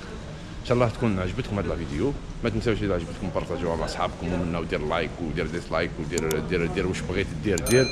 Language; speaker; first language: Arabic; native; Arabic